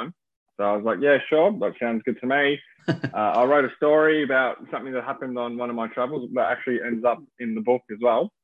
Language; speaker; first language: English; native; English